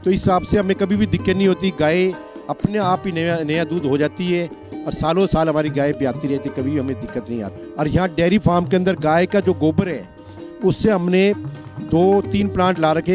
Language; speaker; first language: Hindi; non-native, local second language; Punjabi